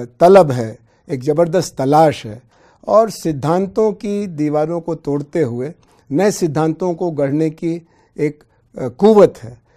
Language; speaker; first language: Hindi; native; Hindi